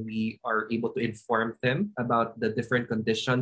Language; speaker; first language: English; non-native, local second language; Hiligaynon